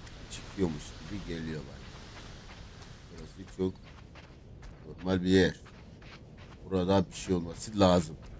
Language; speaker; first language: Turkish; native; Turkish